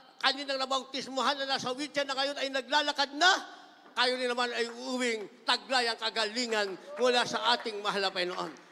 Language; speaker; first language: Filipino; native; Filipino